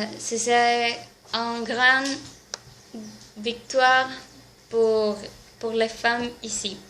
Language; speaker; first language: French; non-native, learner; Spanish